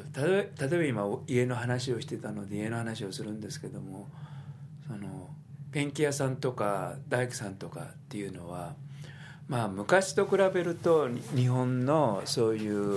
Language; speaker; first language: Japanese; native; Japanese